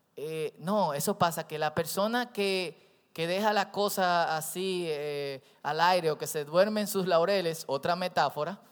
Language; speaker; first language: Spanish; native; Spanish